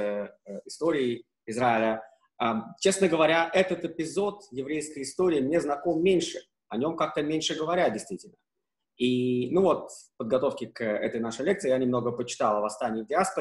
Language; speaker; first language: Russian; native; Russian